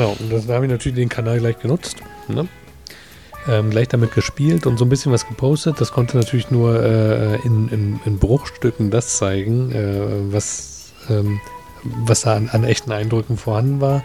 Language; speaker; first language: German; native; German